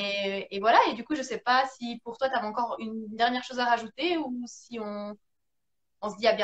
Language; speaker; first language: French; native; French